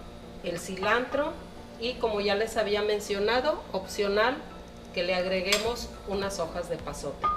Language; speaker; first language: Spanish; native; Spanish